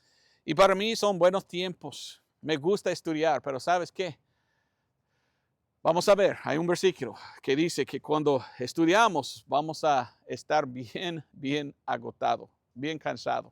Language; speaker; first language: Spanish; non-native, fluent; English